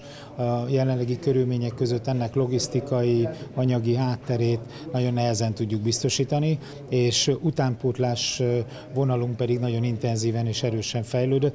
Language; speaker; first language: Hungarian; native; Hungarian